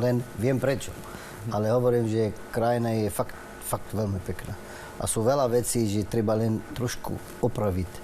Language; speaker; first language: Slovak; non-native, learner; Arabic